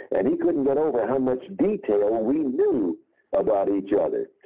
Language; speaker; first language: English; native; English